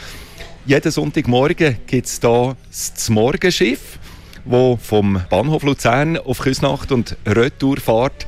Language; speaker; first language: German; native; German